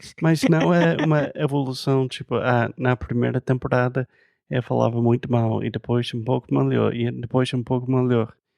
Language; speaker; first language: Portuguese; non-native, fluent; English